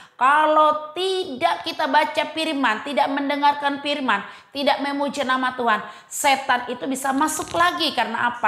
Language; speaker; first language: Indonesian; native; Indonesian